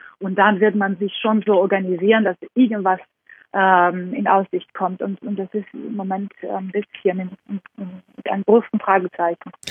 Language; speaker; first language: German; non-native, fluent; Georgian